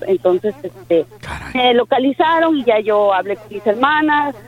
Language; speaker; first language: Spanish; native; Spanish